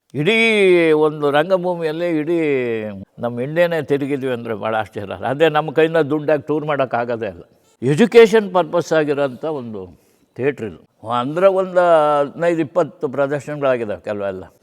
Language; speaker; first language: Kannada; native; Kannada